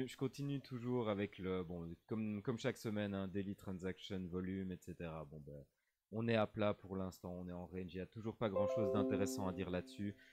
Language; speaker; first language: French; native; French